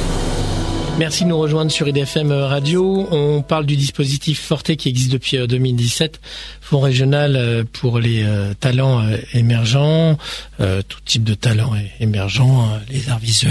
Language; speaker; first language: French; native; French